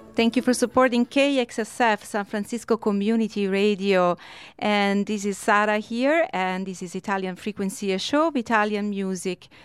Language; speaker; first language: English; non-native, fluent; Italian